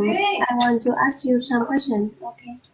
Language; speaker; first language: English; non-native, learner; Vietnamese